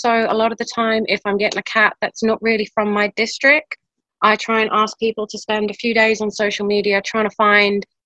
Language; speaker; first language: English; native; English